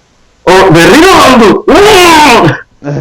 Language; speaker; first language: Basque; non-native, local second language; Spanish